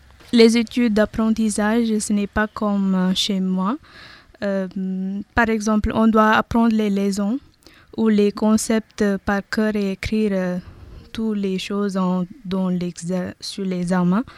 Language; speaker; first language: French; non-native, learner; Tamil